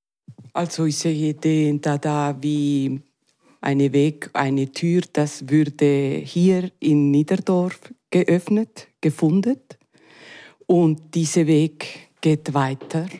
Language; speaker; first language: German; non-native, learner; Spanish